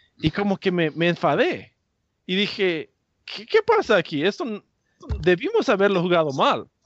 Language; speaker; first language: Spanish; non-native, fluent; English